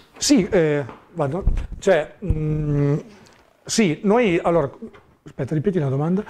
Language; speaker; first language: Italian; native; Italian